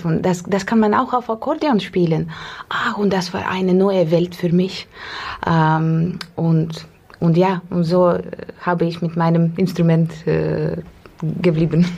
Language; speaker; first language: German; non-native, fluent; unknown